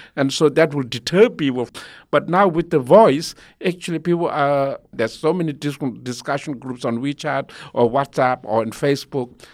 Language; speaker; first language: English; non-native, local second language; Tibetan